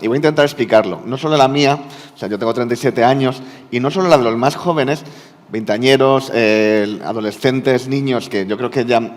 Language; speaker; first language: Spanish; native; Spanish